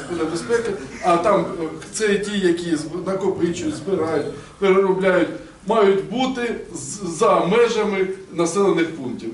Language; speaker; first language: Ukrainian; native; Ukrainian